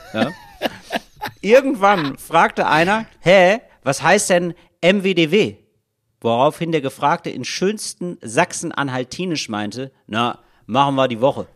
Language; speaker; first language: German; native; German